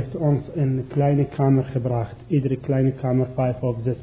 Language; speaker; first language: Dutch; non-native, learner; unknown